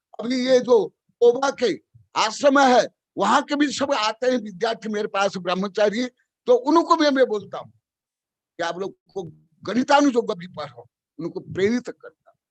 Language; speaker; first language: Hindi; non-native, local second language; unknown